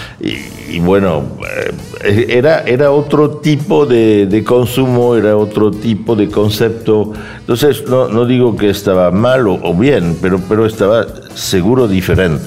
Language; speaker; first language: Spanish; non-native, fluent; French